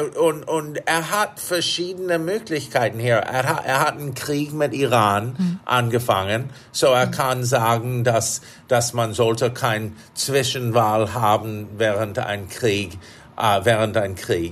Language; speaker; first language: German; non-native, fluent; English